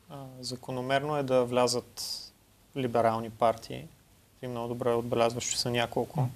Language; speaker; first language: Bulgarian; native; Bulgarian